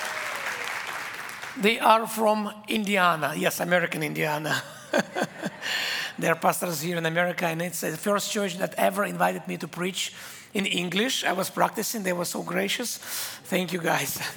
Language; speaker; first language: English; non-native, fluent; Hebrew